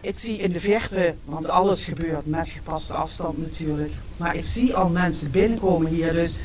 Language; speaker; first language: Dutch; native; Dutch